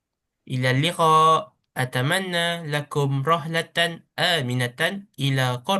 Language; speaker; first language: Arabic; non-native, learner; Malay